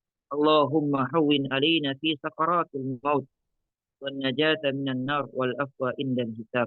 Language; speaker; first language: Arabic; non-native, fluent; Indonesian